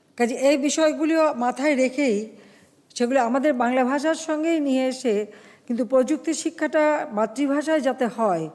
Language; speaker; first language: Bangla; native; Bangla